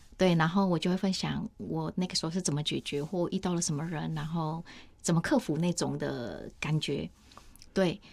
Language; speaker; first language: Chinese; non-native, fluent; Vietnamese